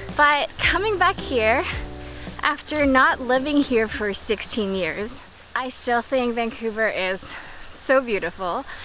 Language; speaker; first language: English; native; English